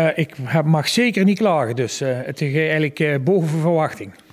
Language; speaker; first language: Dutch; native; Dutch